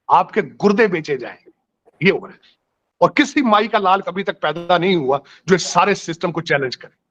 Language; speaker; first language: Urdu; non-native, local second language; Punjabi